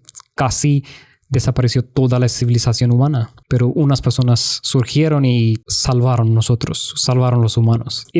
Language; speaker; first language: Spanish; non-native, fluent; Hindi